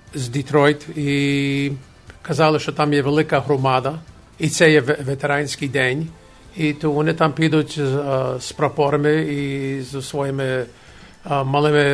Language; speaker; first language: Ukrainian; early bilingual, heritage; Ukrainian